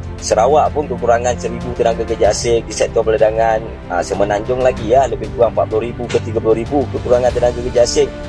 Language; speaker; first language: Malay; native; Malay